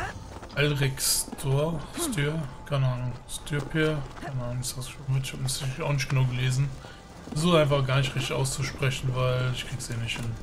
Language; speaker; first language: German; native; German